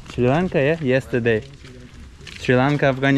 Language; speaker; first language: English; non-native, learner; Russian